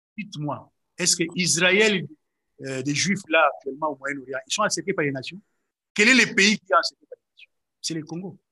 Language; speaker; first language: French; non-native, local second language; Lingala